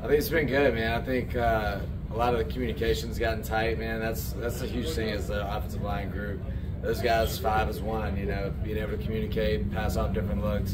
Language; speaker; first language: English; native; English